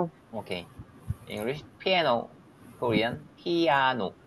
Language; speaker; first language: English; non-native, learner; Korean